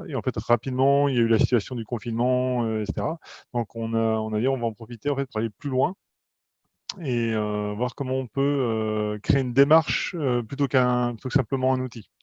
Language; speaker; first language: French; native; French